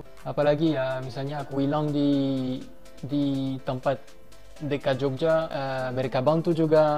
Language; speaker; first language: Indonesian; non-native, fluent; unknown